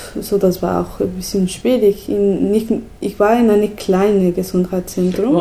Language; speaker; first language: German; non-native, learner; Spanish